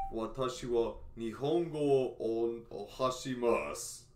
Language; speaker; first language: Japanese; non-native, learner; English